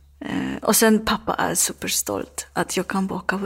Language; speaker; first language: Swedish; non-native, learner; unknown